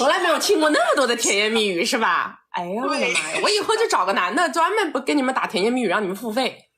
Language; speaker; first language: Chinese; native; Chinese